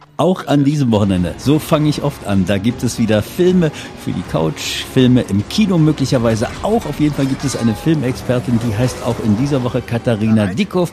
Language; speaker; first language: German; native; German